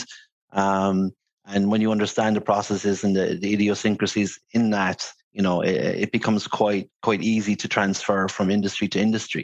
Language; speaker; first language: English; native; English